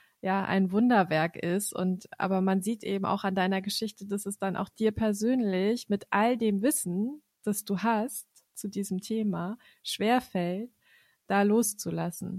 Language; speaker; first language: German; native; German